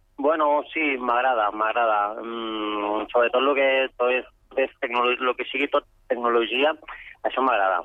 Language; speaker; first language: Catalan; non-native, local second language; Spanish